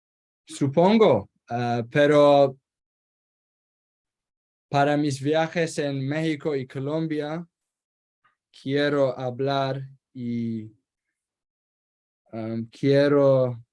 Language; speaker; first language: Spanish; non-native, learner; Kurdish